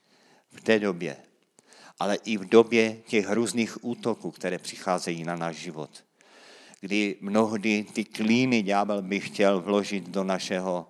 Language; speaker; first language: Czech; native; Czech